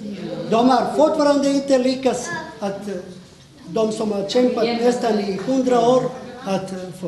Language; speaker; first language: Swedish; non-native, fluent; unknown